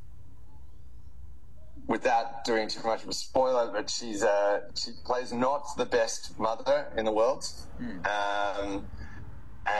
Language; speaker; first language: English; native; English